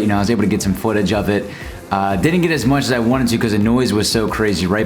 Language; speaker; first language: English; native; English